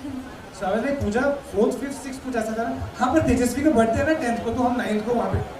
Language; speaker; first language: Hindi; native; Hindi